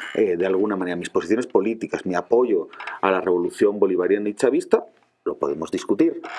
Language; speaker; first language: Spanish; native; Spanish